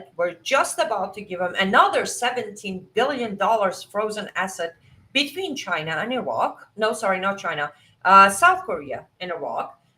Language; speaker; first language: English; non-native, fluent; Persian